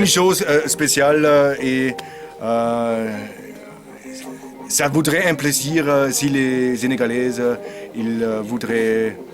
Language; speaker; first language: French; non-native, learner; German